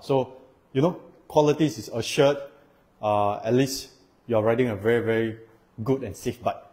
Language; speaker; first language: English; non-native, local second language; Chinese